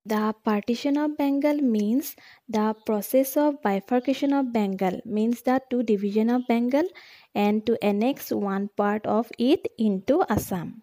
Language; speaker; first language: English; non-native, local second language; Assamese